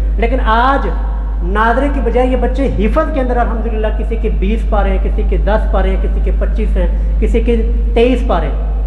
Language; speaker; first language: Urdu; non-native, local second language; Punjabi